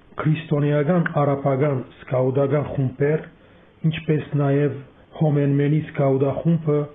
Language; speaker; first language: Armenian; early bilingual, heritage; Armenian